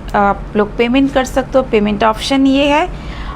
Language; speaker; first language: Hindi; non-native, local second language; Bangla